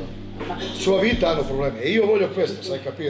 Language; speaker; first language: Italian; non-native, fluent; Serbian